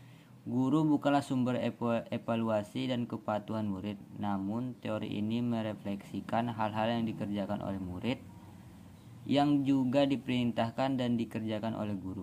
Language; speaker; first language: Indonesian; native; Indonesian